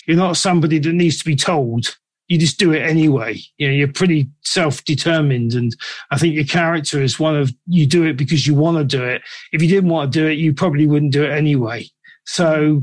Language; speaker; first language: English; native; English